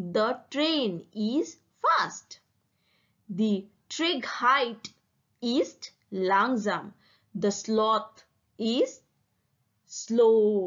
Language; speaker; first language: English; non-native, fluent; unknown